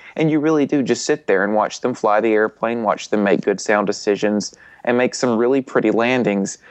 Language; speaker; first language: English; native; English